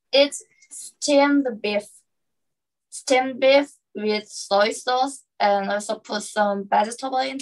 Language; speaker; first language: English; non-native, learner; Korean